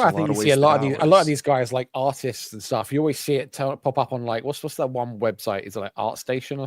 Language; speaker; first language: English; native; English